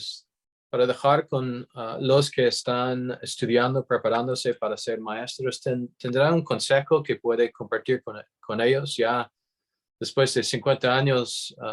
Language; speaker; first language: Spanish; non-native, fluent; English